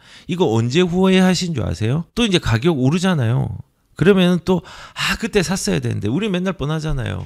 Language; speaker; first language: Korean; native; Korean